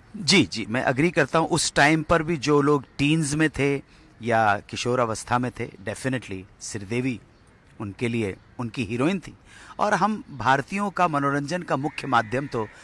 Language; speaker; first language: Hindi; native; Hindi